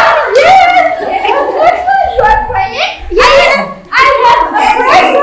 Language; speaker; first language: English; non-native, learner; Indonesian